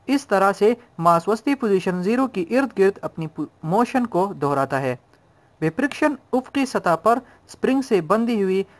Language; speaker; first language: Urdu; non-native, local second language; Pashto